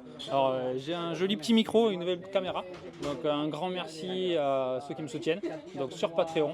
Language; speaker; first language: French; native; French